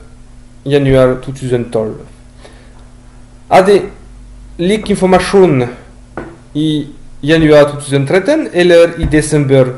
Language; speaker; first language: Norwegian; non-native, fluent; French